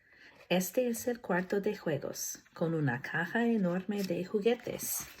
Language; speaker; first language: Spanish; non-native, fluent; English